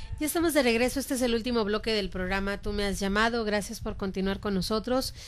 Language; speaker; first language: Spanish; native; Spanish